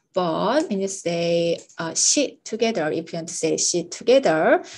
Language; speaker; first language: English; non-native, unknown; Korean